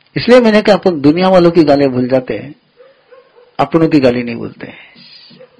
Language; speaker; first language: Hindi; non-native, local second language; Gujarati